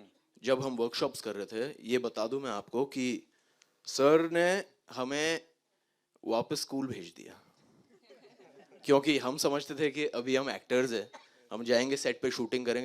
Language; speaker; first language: Hindi; native; Hindi